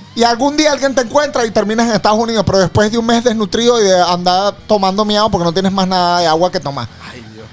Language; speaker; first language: Spanish; native; Spanish